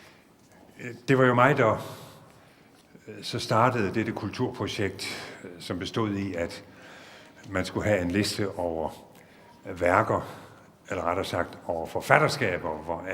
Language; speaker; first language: Danish; native; Danish